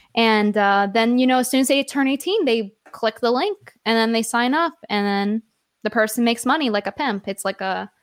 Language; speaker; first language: English; native; English